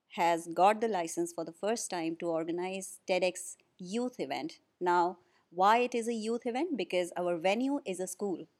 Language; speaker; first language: English; non-native, local second language; Hindi